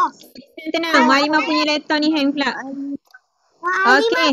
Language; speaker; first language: Malay; native; Malay